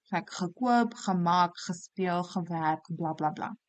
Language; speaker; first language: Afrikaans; non-native, local second language; English